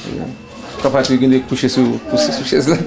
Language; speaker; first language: French; non-native, learner; Haitian Creole